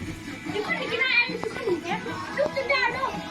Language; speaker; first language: Swedish; early bilingual, other home language; S'gaw Karen